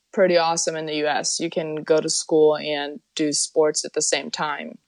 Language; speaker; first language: English; non-native, fluent; German